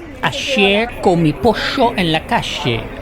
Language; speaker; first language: Spanish; non-native, learner; English